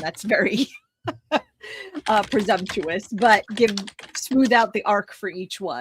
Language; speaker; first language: English; native; English